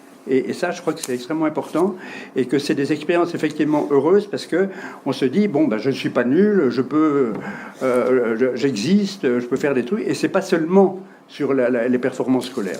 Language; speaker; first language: French; native; French